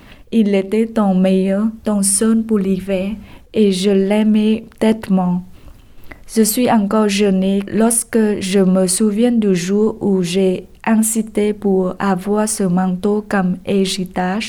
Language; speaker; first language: French; non-native, learner; Vietnamese